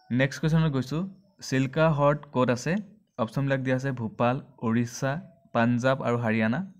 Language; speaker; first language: Assamese; native; Assamese